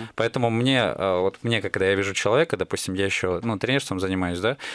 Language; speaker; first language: Russian; native; Russian